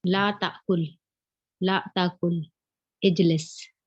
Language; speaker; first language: Arabic; non-native, learner; Urdu